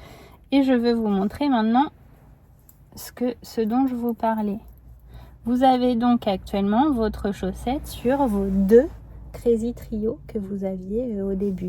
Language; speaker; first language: French; native; French